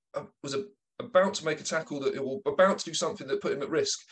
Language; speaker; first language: English; native; English